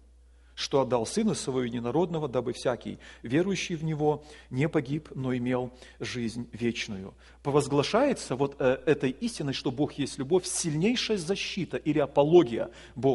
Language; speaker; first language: Russian; native; Russian